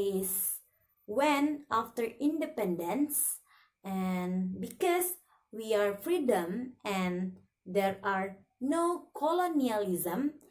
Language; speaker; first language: English; non-native, learner; Indonesian